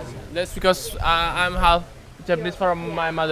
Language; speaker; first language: English; non-native, fluent; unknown